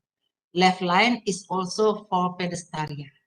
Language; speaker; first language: English; non-native, fluent; Indonesian